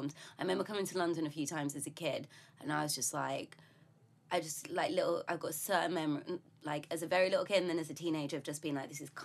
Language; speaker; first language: English; native; English